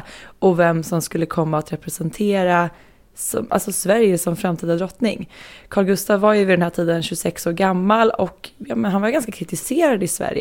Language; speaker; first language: Swedish; native; Swedish